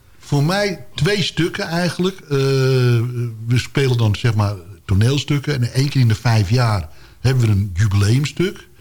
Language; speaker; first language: Dutch; native; Dutch